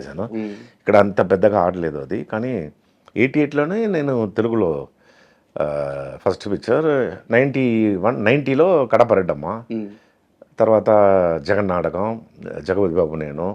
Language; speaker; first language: Telugu; non-native, fluent; Tamil